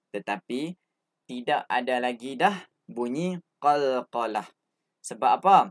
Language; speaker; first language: Malay; native; Malay